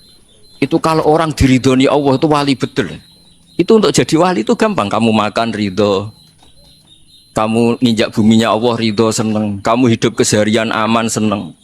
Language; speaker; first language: Indonesian; non-native, local second language; Javanese